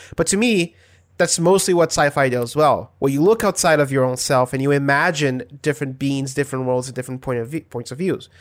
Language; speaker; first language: English; non-native, fluent; Portuguese